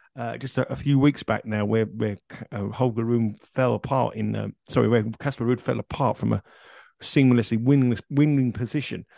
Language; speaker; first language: English; native; English